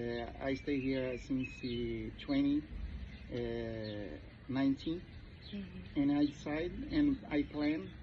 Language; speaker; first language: English; non-native, learner; Portuguese